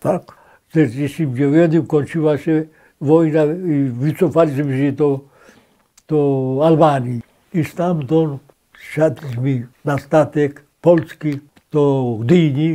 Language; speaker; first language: Polish; non-native, fluent; Greek